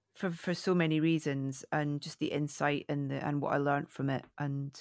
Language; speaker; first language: English; native; English